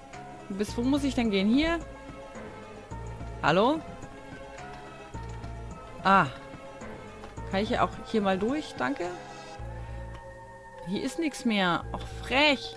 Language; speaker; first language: German; native; German